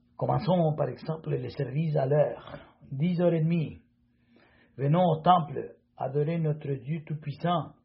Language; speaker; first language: French; non-native, fluent; Spanish